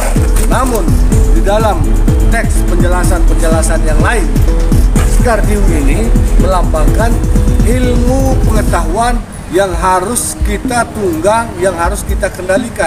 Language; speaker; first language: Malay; non-native, local second language; Sasak